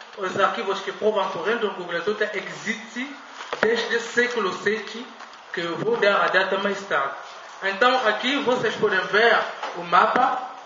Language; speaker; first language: Portuguese; non-native, fluent; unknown